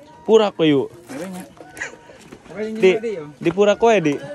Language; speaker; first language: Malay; non-native, local second language; Sundanese